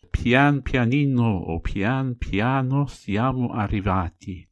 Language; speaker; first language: Italian; non-native, learner; English